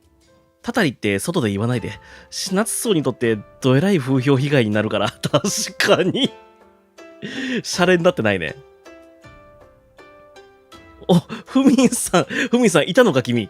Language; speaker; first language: Japanese; native; Japanese